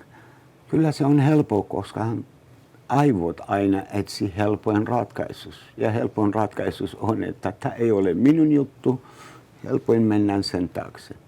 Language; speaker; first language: Finnish; non-native, learner; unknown